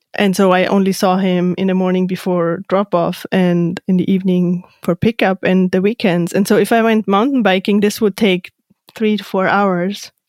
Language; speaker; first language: English; non-native, fluent; German